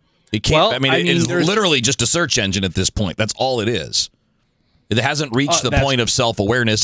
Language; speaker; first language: English; native; English